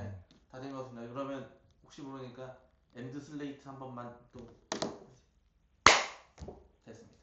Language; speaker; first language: Korean; native; Korean